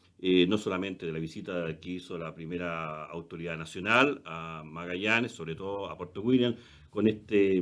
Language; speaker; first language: Spanish; native; Spanish